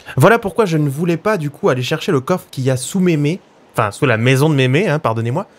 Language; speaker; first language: French; native; French